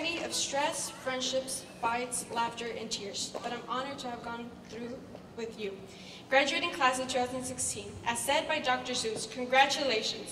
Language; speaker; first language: English; early bilingual, other home language; Spanish